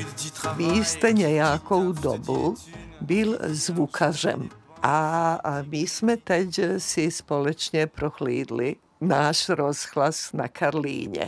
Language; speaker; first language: Czech; native; Czech